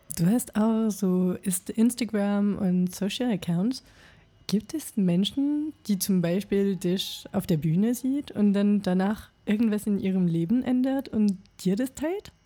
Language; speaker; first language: German; non-native, fluent; French